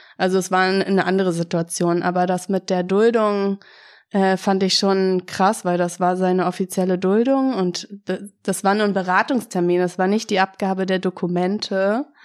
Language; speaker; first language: German; native; German